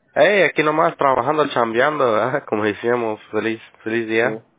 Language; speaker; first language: Spanish; early bilingual, heritage; English